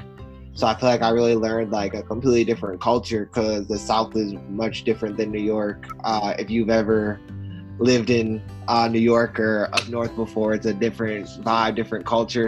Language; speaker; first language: English; native; English